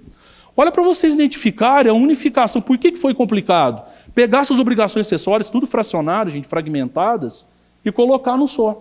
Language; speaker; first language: Portuguese; native; Portuguese